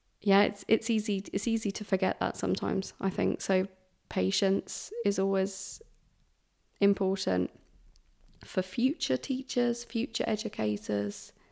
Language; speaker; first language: English; native; English